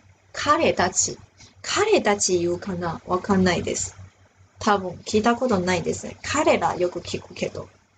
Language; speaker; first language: Japanese; non-native, fluent; Chinese